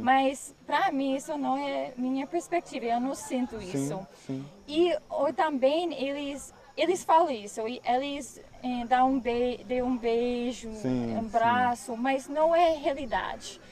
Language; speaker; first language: Portuguese; non-native, learner; English